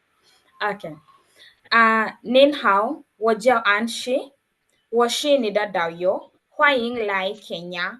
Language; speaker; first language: Chinese; non-native, learner; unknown